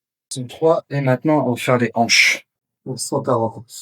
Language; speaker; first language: French; native; French